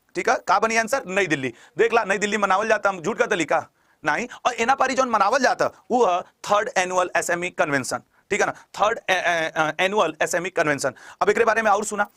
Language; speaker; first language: Hindi; native; Hindi